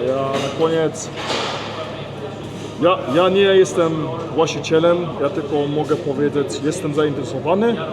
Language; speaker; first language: Polish; early bilingual, heritage; Polish